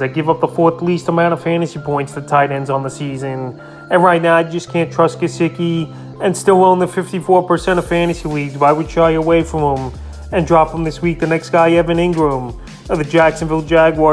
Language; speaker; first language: English; native; English